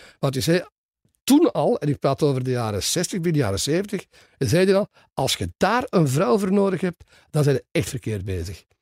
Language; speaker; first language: Dutch; native; Dutch